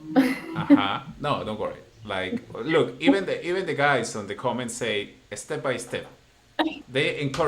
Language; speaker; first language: English; non-native, fluent; Spanish